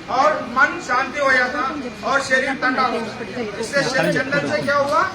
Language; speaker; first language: Hindi; non-native, local second language; Telugu